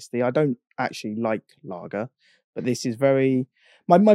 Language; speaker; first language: English; native; English